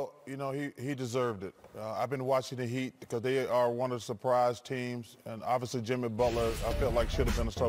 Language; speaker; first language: English; native; English